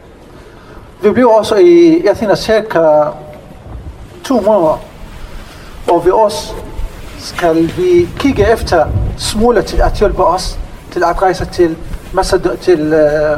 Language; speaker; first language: Danish; non-native, learner; Arabic